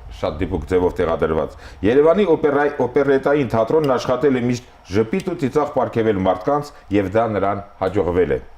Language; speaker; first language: Armenian; native; Armenian